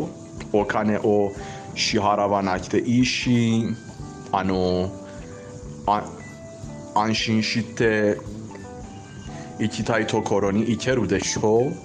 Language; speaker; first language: Japanese; non-native, learner; Persian